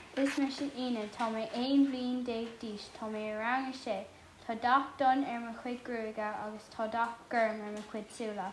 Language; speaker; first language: Irish; non-native, local second language; English